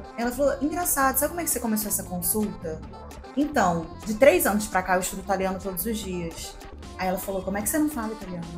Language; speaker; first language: Portuguese; native; Portuguese